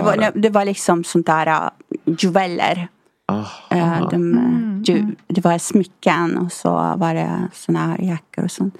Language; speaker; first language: Swedish; non-native, fluent; Persian